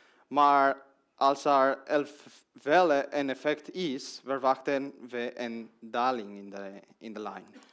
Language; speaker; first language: Dutch; non-native, learner; Spanish